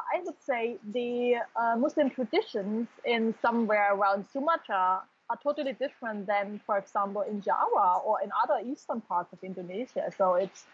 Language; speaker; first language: English; non-native, fluent; German